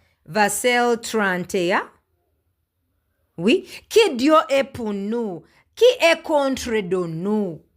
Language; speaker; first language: French; non-native, learner; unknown